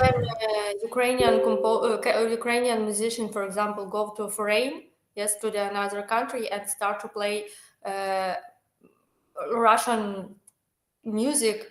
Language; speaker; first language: English; non-native, learner; Ukrainian